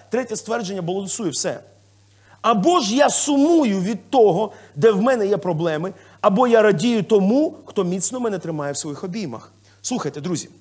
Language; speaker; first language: Ukrainian; non-native, local second language; Russian